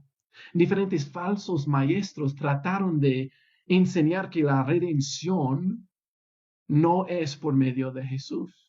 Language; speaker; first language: Spanish; non-native, fluent; English